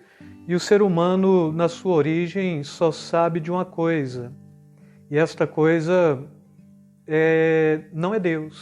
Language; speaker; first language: Portuguese; native; Portuguese